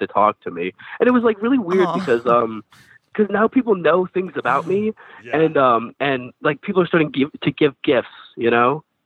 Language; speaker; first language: English; native; English